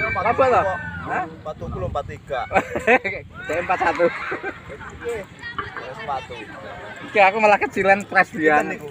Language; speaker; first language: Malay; non-native, local second language; Javanese